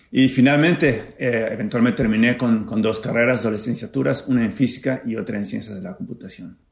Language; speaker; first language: Spanish; native; Spanish